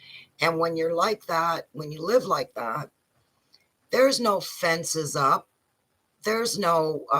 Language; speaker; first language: English; native; English